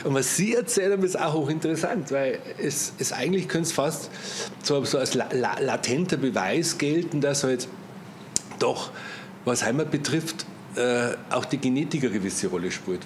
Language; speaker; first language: German; native; German